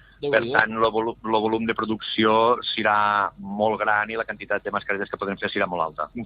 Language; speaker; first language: Catalan; native; Catalan